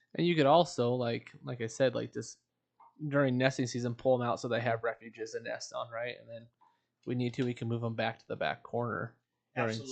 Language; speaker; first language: English; native; English